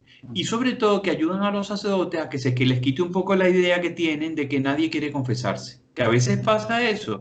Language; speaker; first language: Spanish; native; Spanish